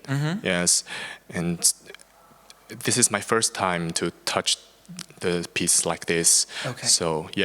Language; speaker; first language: English; non-native, fluent; Chinese